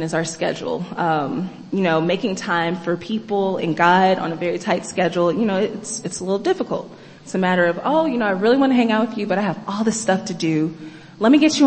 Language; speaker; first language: English; native; English